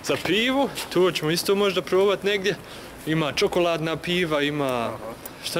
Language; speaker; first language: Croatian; early bilingual, heritage; Croatian